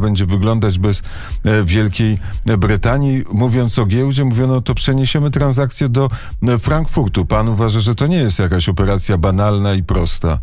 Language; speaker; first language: Polish; native; Polish